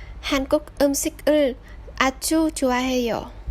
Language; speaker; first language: Korean; non-native, learner; Vietnamese